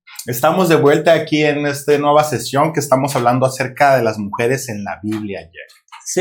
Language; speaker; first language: Spanish; native; Spanish